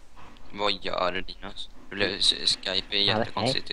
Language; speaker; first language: Swedish; native; Swedish